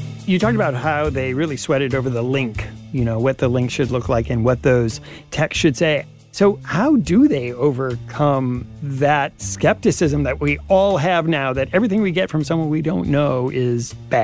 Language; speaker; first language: English; native; English